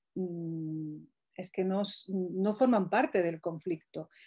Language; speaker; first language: Spanish; non-native, fluent; Arabic